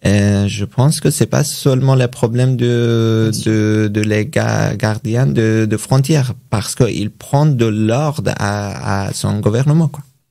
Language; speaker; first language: French; non-native, learner; Persian